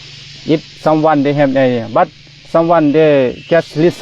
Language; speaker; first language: English; non-native, learner; Thai